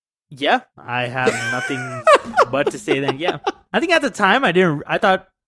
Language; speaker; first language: English; early bilingual, other home language; Tamil